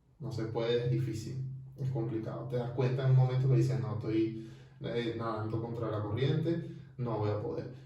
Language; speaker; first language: Spanish; native; Spanish